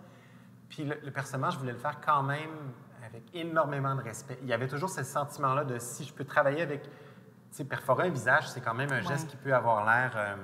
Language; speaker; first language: French; native; French